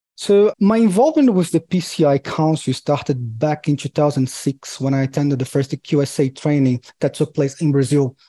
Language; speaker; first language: English; non-native, fluent; Portuguese